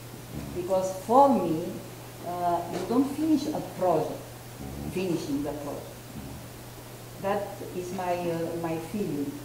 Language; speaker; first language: English; non-native, fluent; Romanian